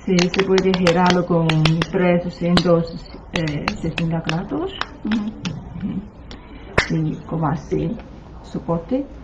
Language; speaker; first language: Spanish; non-native, learner; Chinese